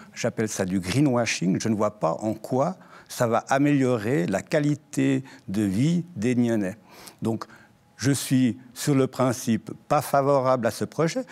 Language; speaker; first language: French; native; French